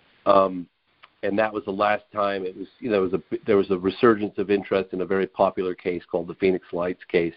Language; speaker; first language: English; native; English